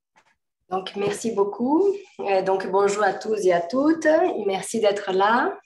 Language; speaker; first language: French; native; French